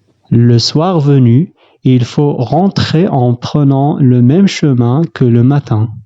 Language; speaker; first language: French; non-native, fluent; Arabic